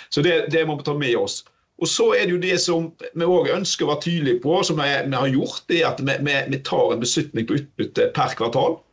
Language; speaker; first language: Norwegian; native; Norwegian